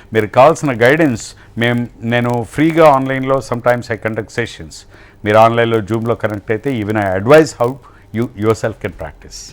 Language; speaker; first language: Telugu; native; Telugu